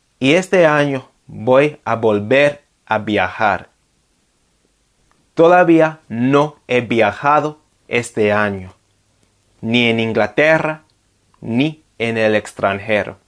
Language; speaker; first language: Spanish; non-native, fluent; English